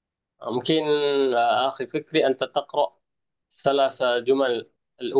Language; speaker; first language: Arabic; non-native, fluent; Malay